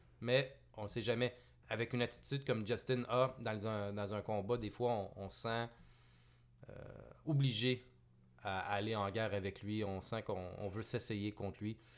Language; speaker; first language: French; native; French